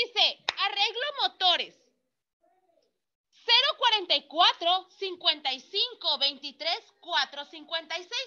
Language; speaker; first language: Spanish; native; Spanish